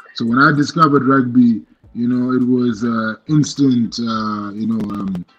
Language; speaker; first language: English; non-native, local second language; Shona